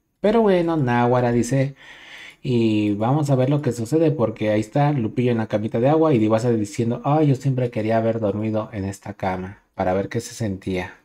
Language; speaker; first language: Spanish; native; Spanish